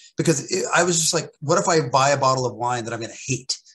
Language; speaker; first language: English; native; English